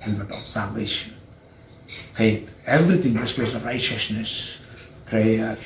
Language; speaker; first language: English; non-native, local second language; Tamil